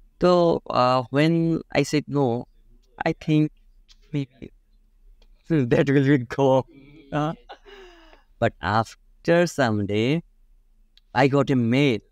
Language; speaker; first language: English; non-native, local second language; Bangla